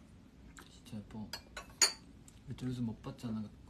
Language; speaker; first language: Korean; non-native, fluent; Chinese